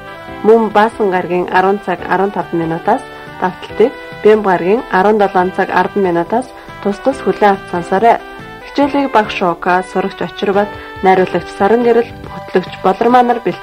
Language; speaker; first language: Mongolian; native; Mongolian